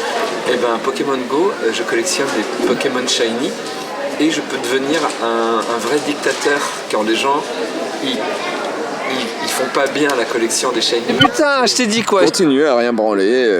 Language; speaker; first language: French; native; French